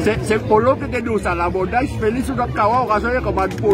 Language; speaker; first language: French; native; French